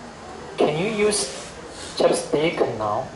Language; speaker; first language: English; non-native, learner; Chinese